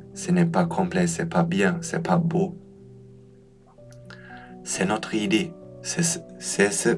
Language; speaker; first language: French; non-native, learner; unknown